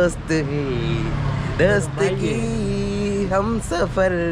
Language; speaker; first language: Hindi; non-native, local second language; Malayalam